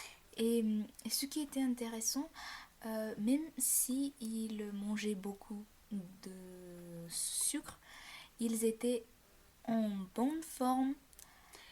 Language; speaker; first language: French; non-native, fluent; Bulgarian